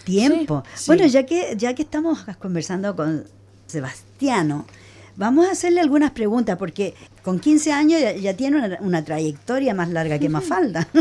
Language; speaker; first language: Spanish; native; Spanish